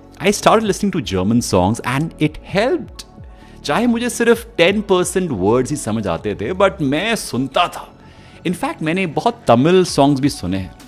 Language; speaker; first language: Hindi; native; Hindi